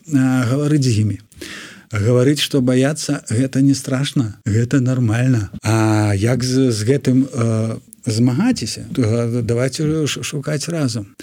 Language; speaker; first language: Belarusian; non-native, local second language; Russian